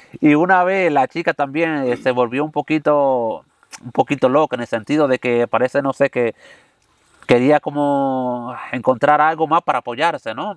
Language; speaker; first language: Spanish; native; Spanish